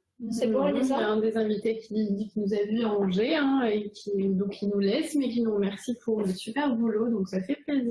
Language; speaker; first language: French; native; French